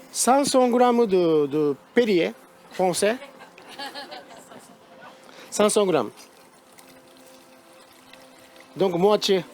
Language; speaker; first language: French; non-native, learner; Japanese